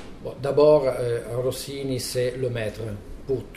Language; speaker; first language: French; non-native, fluent; Italian